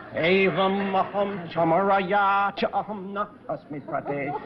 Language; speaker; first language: English; non-native, fluent; Dutch